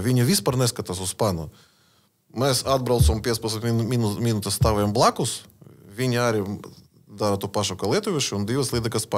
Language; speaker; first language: Latvian; non-native, learner; Russian